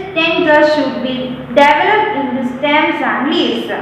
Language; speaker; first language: English; non-native, local second language; Malayalam